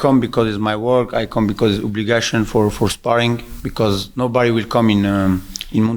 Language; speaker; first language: English; non-native, learner; French